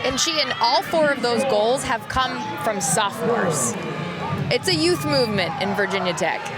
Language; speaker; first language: English; native; English